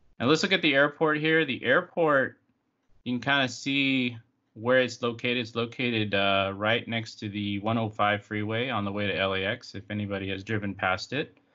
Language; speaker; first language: English; native; English